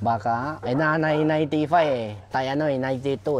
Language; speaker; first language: Filipino; non-native, learner; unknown